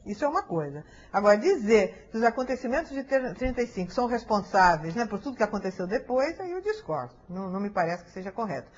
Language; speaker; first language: Portuguese; early bilingual, other home language; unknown